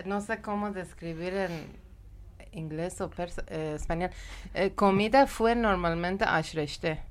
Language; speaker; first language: Spanish; non-native, learner; Persian